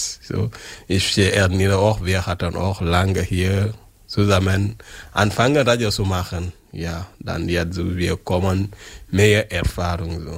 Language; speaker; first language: German; non-native, learner; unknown